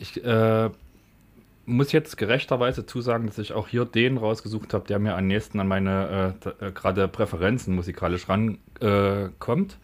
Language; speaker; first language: German; native; German